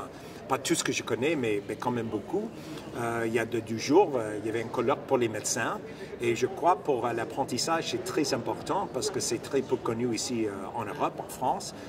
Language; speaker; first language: French; non-native, fluent; English